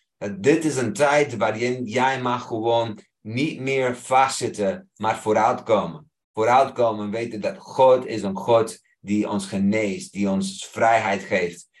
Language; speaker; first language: Dutch; non-native, fluent; English